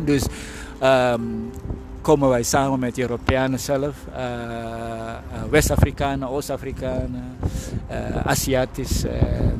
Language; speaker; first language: Dutch; non-native, fluent; Indonesian